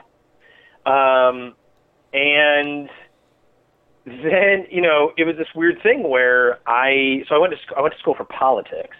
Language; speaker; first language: English; native; English